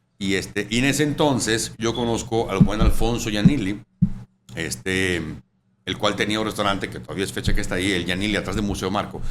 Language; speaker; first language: Spanish; non-native, fluent; Italian